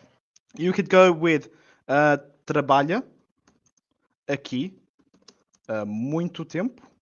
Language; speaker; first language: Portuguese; non-native, fluent; English